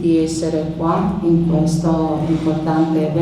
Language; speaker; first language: Italian; non-native, learner; Albanian